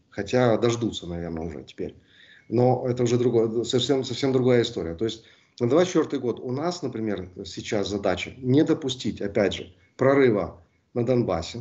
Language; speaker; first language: Russian; native; Russian